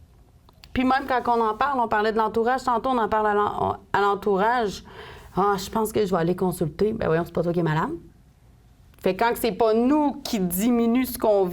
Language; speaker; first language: French; native; French